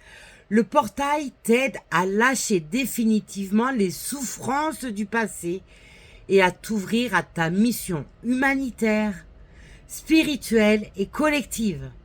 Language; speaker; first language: French; native; French